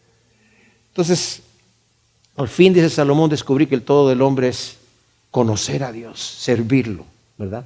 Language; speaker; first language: Spanish; native; Spanish